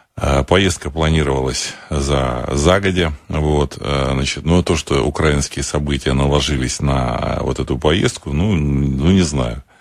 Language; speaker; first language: Russian; native; Russian